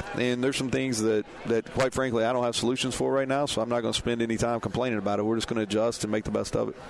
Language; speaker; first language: English; native; English